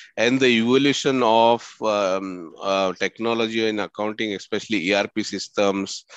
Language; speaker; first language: English; non-native, local second language; Marathi